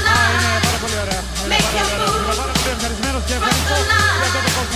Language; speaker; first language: Greek; non-native, learner; Serbian